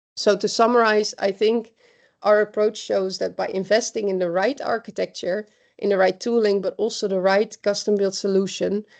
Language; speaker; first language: English; non-native, fluent; Dutch